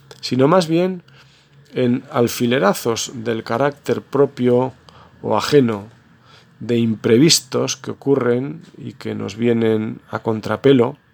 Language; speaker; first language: Spanish; native; Spanish